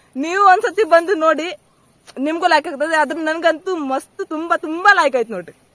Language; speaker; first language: Kannada; native; Kannada